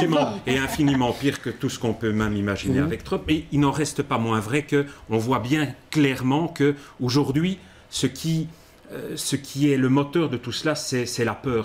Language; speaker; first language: French; native; French